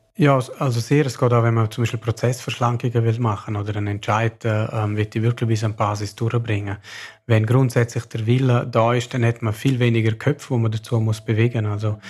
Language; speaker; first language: German; non-native, local second language; Romansh